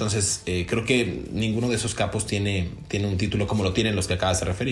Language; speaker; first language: Spanish; native; Spanish